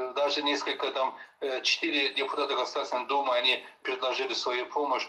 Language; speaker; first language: Russian; non-native, local second language; Azerbaijani